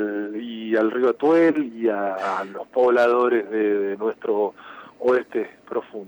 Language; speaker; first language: Spanish; native; Spanish